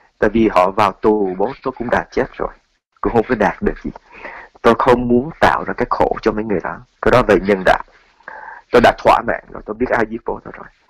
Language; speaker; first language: Vietnamese; early bilingual, heritage; Vietnamese